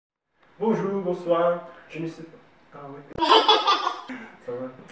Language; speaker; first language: French; non-native, learner; Portuguese